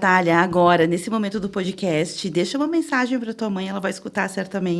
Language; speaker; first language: Portuguese; native; Portuguese